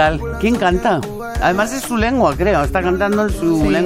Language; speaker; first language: Spanish; native; Spanish